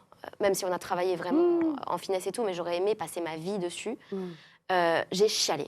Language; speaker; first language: French; native; French